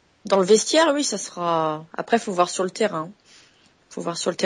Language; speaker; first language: French; native; French